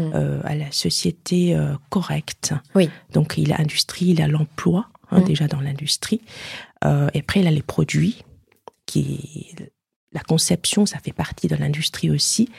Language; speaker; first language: French; non-native, fluent; Chinese